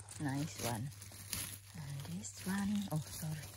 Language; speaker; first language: English; non-native, learner; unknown